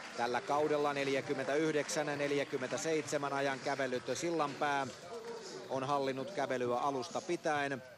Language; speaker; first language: Finnish; native; Finnish